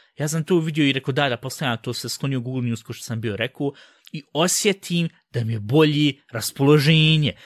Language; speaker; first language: Bosnian; early bilingual, heritage; Bosnian